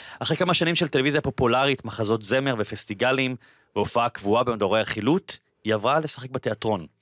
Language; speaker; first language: Hebrew; native; Hebrew